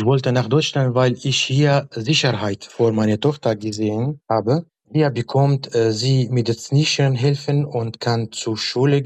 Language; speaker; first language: German; non-native, learner; Arabic